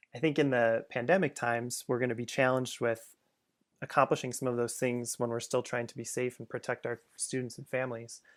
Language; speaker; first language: English; native; English